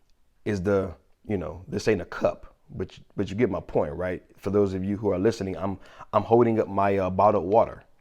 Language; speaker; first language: English; native; English